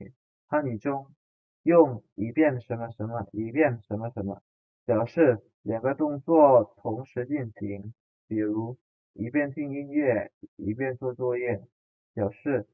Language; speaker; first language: Chinese; non-native, fluent; Indonesian